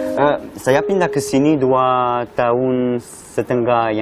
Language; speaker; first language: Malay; non-native, learner; French